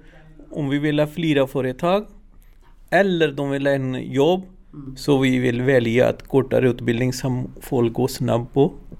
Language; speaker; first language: Swedish; non-native, learner; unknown